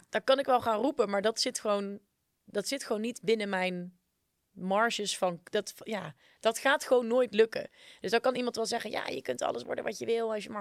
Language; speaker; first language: Dutch; native; Dutch